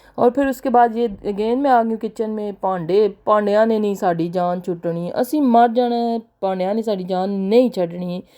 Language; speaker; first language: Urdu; non-native, local second language; Punjabi